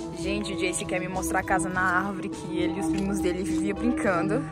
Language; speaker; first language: Portuguese; native; Portuguese